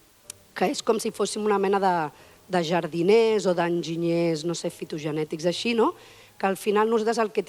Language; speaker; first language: Catalan; native; Catalan